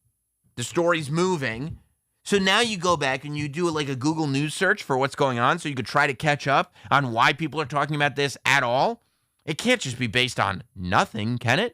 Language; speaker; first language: English; native; English